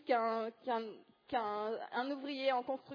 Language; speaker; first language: French; native; French